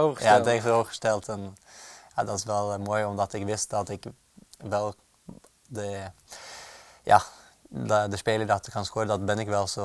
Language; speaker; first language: Dutch; non-native, fluent; Norwegian